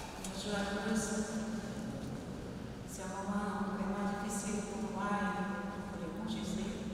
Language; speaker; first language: French; non-native, fluent; Portuguese